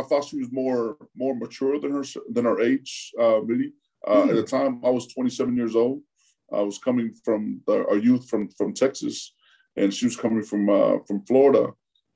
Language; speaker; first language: English; early bilingual, other home language; Tongan